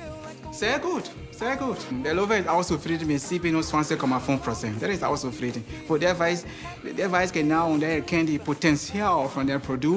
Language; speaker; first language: German; non-native, learner; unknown